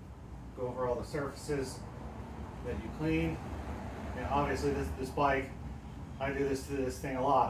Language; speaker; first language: English; native; English